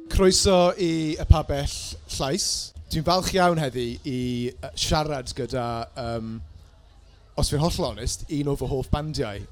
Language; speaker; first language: Welsh; non-native, local second language; English